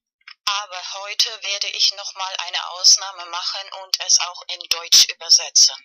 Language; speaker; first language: German; non-native, fluent; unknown